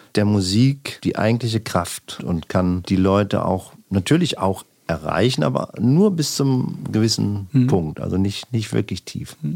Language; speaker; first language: German; native; German